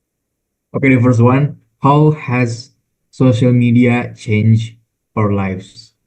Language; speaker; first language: English; non-native, learner; Indonesian